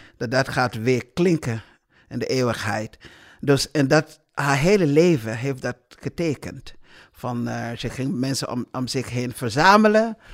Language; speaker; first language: Dutch; non-native, fluent; English